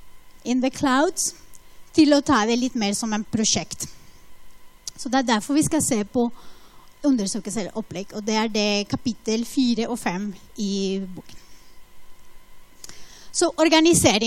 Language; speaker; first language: Norwegian; non-native, fluent; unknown